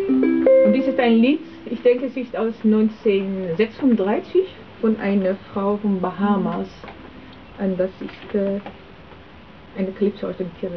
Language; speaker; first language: German; non-native, learner; Dutch